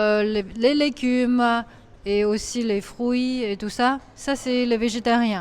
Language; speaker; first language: French; non-native, fluent; Chinese